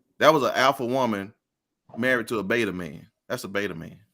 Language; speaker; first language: English; native; English